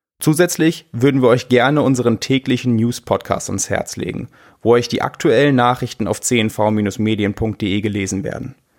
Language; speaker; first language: German; native; German